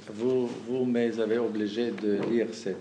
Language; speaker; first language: French; non-native, fluent; German